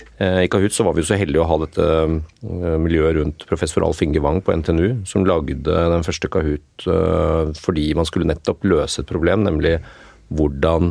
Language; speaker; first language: Norwegian; native; Norwegian